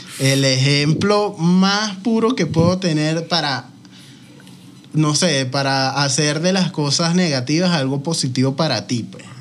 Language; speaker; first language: Spanish; native; Spanish